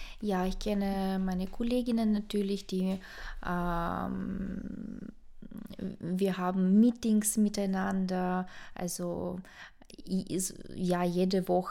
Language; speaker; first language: German; non-native, fluent; Ukrainian